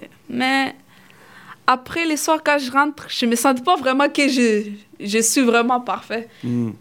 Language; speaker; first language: French; non-native, fluent; Swahili